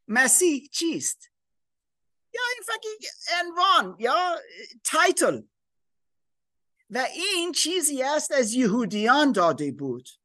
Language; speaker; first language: Persian; non-native, fluent; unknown